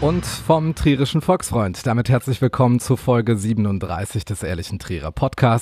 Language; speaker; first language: German; native; German